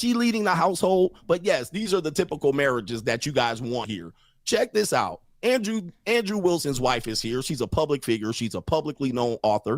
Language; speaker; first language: English; native; English